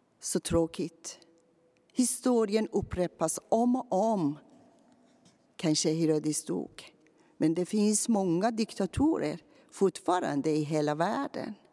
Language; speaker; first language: Swedish; non-native, fluent; Persian